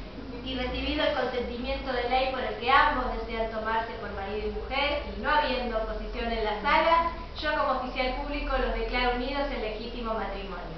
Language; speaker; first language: Spanish; native; Spanish